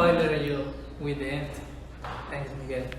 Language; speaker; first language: English; non-native, learner; Spanish